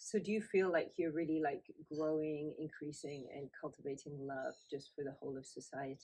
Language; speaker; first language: English; native; English